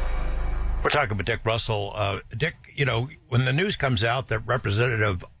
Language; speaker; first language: English; native; English